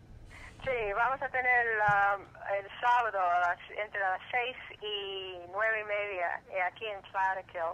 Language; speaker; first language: Spanish; early bilingual, heritage; English